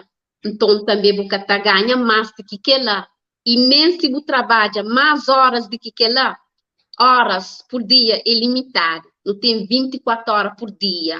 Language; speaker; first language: Portuguese; non-native, learner; Kabuverdianu